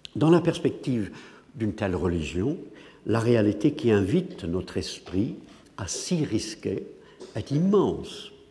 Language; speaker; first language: French; non-native, fluent; English